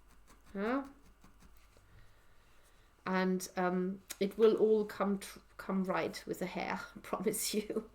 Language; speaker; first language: English; native; English